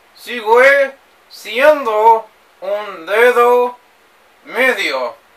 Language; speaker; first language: Spanish; non-native, learner; English